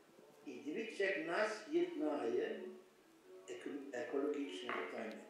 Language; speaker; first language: Ukrainian; early bilingual, heritage; Ukrainian